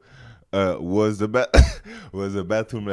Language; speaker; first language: English; non-native, fluent; French